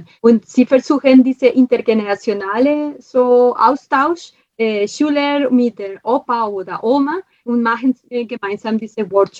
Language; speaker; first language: German; non-native, fluent; Spanish